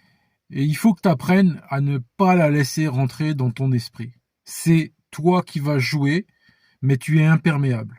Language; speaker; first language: French; native; French